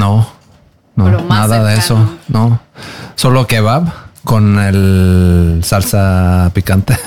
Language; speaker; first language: Spanish; non-native, learner; Norwegian